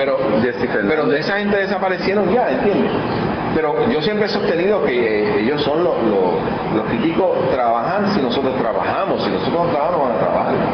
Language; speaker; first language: Spanish; native; Spanish